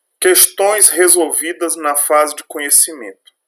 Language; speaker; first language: Portuguese; native; Portuguese